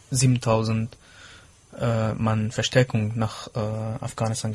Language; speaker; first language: German; non-native, fluent; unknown